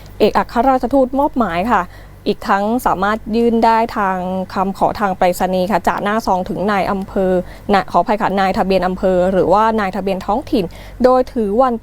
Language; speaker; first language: Thai; native; Thai